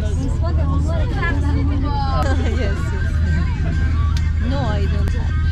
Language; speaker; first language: English; non-native, learner; Persian